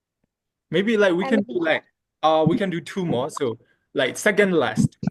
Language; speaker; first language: English; non-native, fluent; Burmese